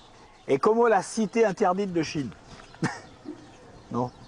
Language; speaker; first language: French; native; French